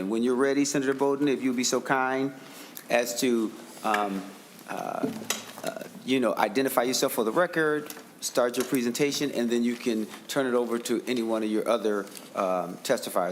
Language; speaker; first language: English; native; English